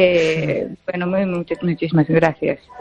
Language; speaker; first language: Spanish; non-native, fluent; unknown